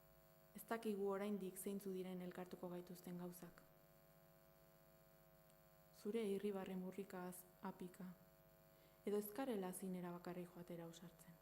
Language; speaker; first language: Basque; native; Basque